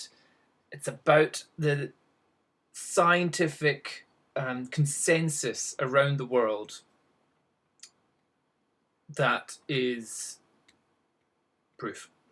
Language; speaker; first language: English; native; English